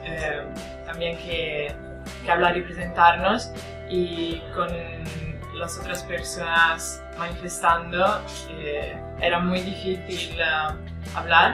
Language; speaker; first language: Spanish; non-native, fluent; Italian